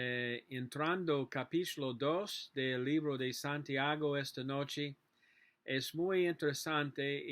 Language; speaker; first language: Spanish; non-native, learner; English